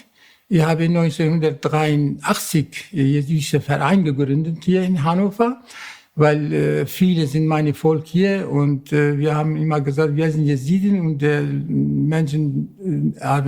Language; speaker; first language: German; non-native, learner; Kurdish